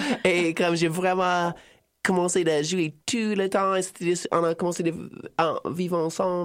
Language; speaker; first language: French; non-native, fluent; English